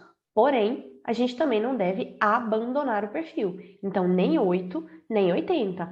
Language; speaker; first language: Portuguese; native; Portuguese